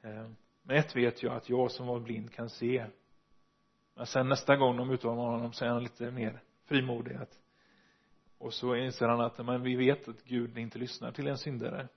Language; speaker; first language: Swedish; non-native, fluent; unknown